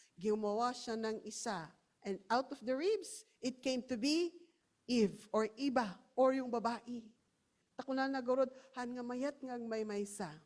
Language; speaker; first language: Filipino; non-native, local second language; Iloko